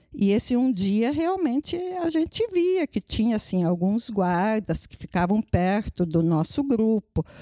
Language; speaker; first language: Portuguese; native; Portuguese